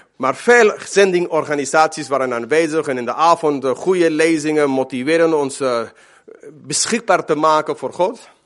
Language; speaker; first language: Dutch; non-native, fluent; Spanish